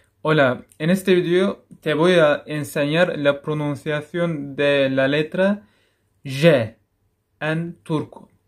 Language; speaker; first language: Spanish; non-native, fluent; Turkish